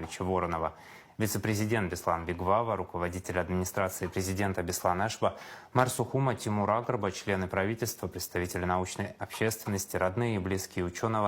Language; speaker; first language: Russian; native; Russian